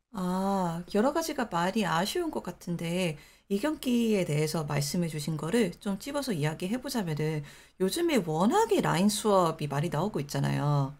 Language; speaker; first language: Korean; native; Korean